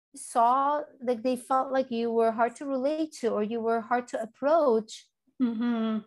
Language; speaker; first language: English; early bilingual, other home language; Turkish